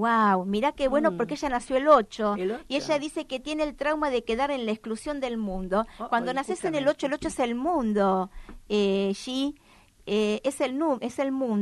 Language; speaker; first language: Spanish; native; Spanish